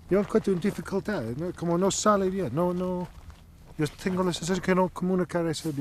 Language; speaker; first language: Spanish; non-native, learner; English